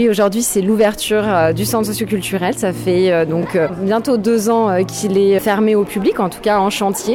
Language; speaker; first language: French; native; French